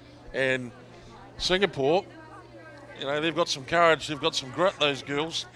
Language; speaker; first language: English; native; English